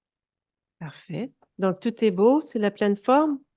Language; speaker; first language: French; native; French